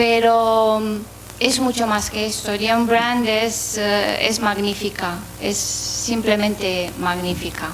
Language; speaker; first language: Spanish; non-native, fluent; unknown